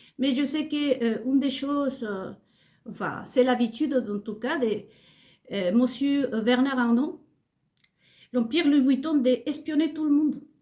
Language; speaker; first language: French; non-native, fluent; Spanish